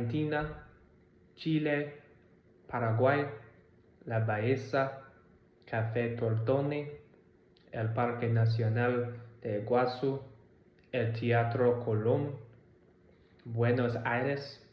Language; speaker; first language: Spanish; non-native, learner; English